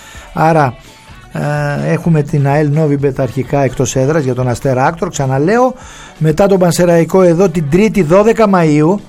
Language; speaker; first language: Greek; native; Greek